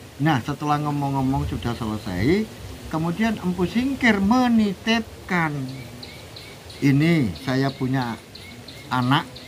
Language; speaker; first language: Indonesian; non-native, local second language; Javanese